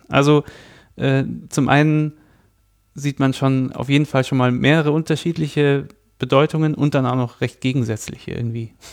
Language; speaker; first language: German; native; German